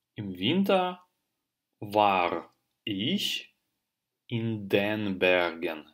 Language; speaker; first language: German; non-native, fluent; Russian